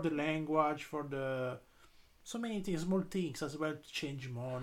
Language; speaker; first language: English; non-native, learner; Italian